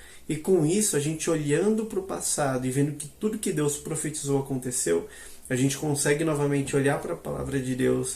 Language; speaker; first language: Portuguese; native; Portuguese